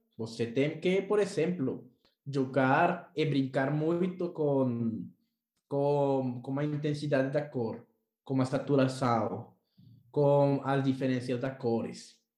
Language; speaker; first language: Portuguese; non-native, learner; Spanish